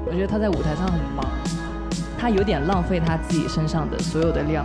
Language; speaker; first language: Chinese; native; Chinese